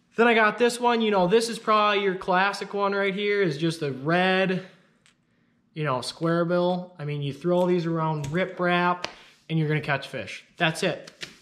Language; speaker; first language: English; native; English